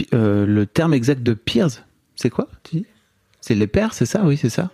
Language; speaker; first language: French; native; French